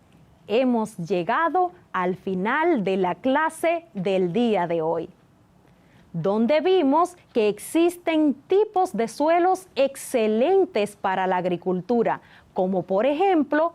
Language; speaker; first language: Spanish; native; Spanish